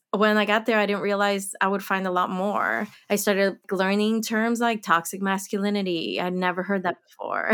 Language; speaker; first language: English; early bilingual, other home language; Spanish